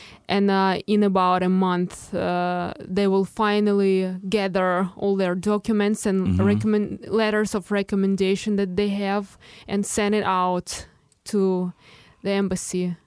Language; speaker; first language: English; non-native, fluent; Russian